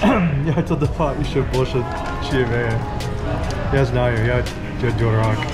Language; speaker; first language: Russian; non-native, learner; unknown